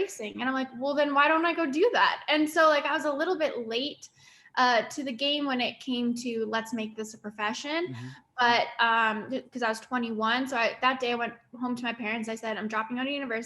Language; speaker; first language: English; native; English